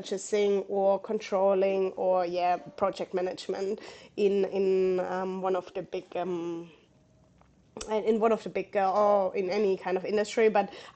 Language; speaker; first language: English; non-native, fluent; German